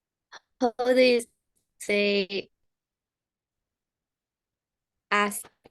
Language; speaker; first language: English; non-native, learner; Spanish